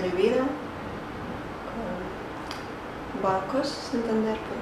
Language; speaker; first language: Spanish; non-native, learner; Russian